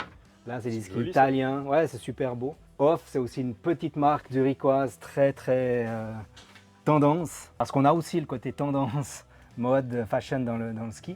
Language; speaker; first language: French; native; French